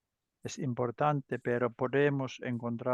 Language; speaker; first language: Spanish; non-native, learner; Finnish